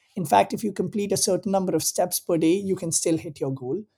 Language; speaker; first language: English; non-native, local second language; Hindi